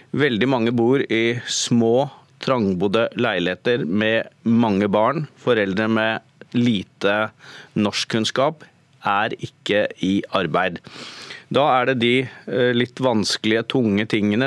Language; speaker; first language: Norwegian; native; Norwegian